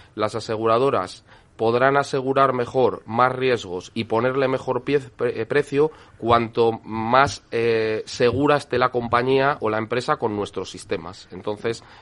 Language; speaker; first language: Spanish; native; Spanish